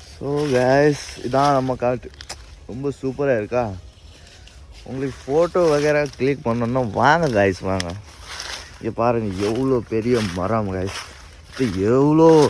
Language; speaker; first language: Tamil; non-native, learner; Nepali